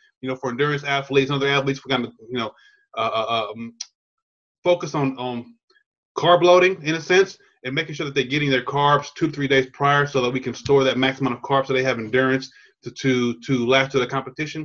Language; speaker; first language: English; native; English